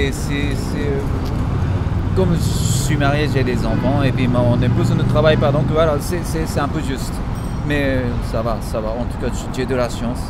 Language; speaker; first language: French; non-native, fluent; Japanese